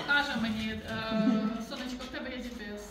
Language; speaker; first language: Ukrainian; native; Ukrainian